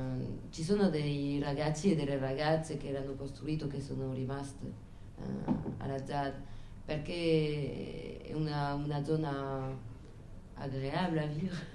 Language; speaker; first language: Italian; non-native, fluent; French